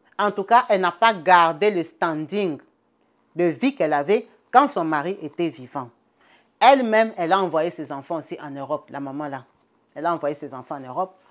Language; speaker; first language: French; non-native, local second language; Lingala